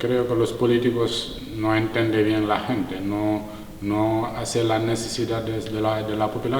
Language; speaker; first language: Spanish; non-native, learner; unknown